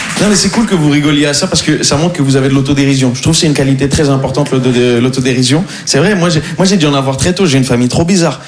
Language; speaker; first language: French; non-native, local second language; Arabic